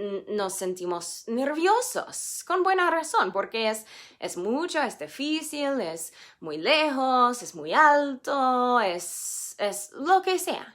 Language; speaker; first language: Spanish; non-native, fluent; English